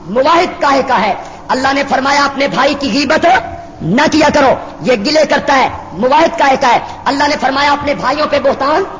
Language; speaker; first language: Urdu; native; Urdu